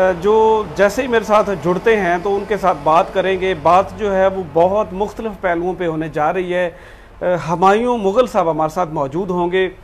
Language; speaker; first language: Urdu; non-native, local second language; Punjabi